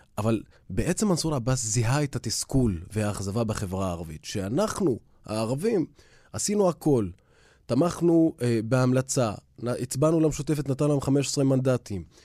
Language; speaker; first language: Hebrew; non-native, local second language; Arabic